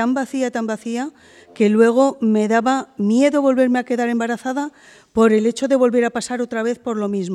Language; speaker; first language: Spanish; native; Spanish